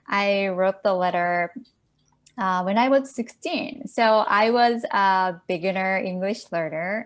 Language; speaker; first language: English; non-native, fluent; Japanese